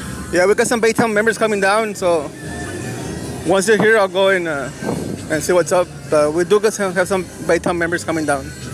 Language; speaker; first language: English; early bilingual, other home language; Spanish